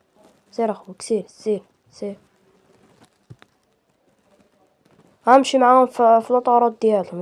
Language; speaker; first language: Arabic; native; Arabic